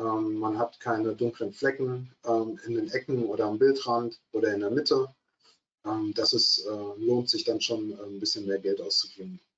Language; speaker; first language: German; native; German